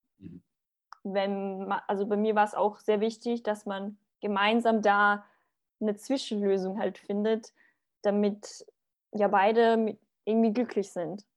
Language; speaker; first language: German; early bilingual, other home language; Bosnian